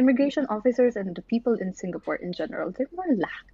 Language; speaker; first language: English; non-native, local second language; Filipino